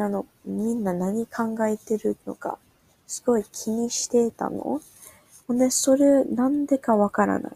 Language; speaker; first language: Japanese; non-native, learner; English